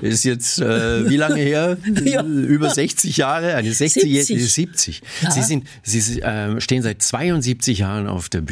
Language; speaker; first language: German; native; German